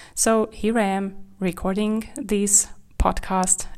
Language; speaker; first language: English; non-native, fluent; Kazakh